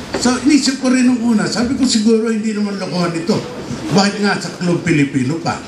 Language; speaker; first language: Filipino; native; Filipino